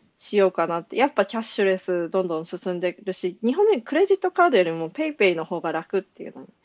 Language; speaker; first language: Japanese; native; Japanese